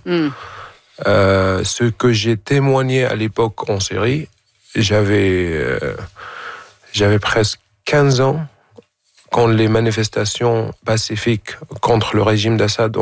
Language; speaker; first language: French; non-native, fluent; Arabic